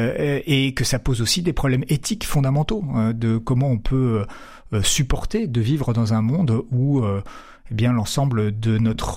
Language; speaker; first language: French; native; French